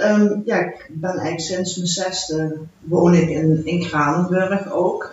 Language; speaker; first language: Dutch; early bilingual, heritage; Dutch